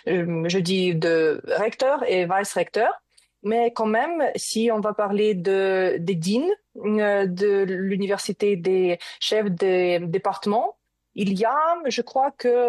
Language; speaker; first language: French; non-native, learner; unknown